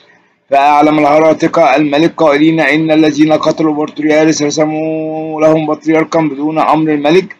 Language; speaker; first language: Arabic; native; Arabic